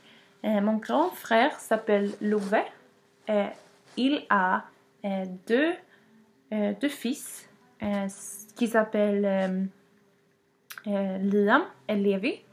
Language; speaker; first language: French; non-native, learner; Swedish